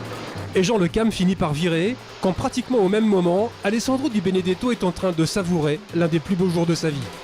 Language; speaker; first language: French; native; French